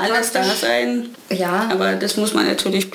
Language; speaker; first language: German; native; German